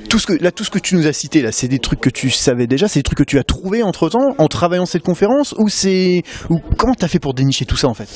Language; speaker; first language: French; native; French